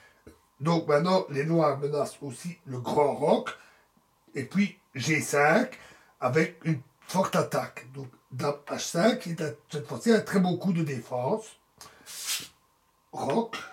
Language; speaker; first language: French; native; French